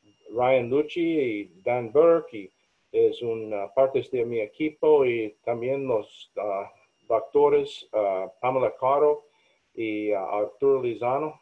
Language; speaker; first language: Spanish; non-native, learner; English